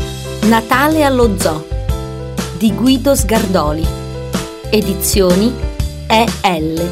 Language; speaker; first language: Italian; native; Italian